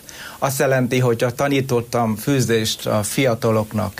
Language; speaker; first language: Hungarian; non-native, learner; Vietnamese